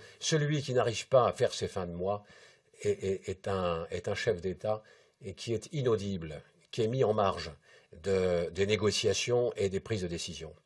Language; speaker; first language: French; native; French